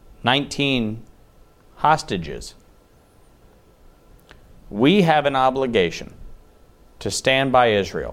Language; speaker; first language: English; native; English